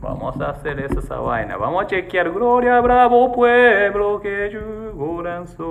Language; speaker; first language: Spanish; non-native, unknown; Japanese